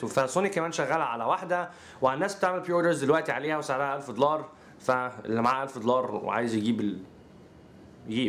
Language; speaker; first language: Arabic; native; Arabic